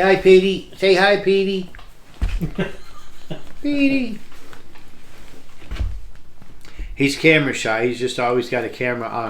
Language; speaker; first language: English; native; English